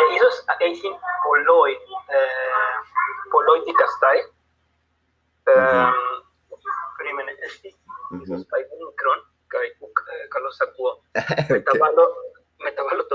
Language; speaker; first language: Greek; non-native, learner; Spanish